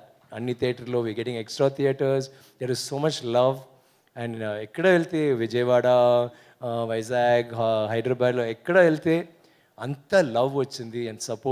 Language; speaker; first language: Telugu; non-native, learner; Tamil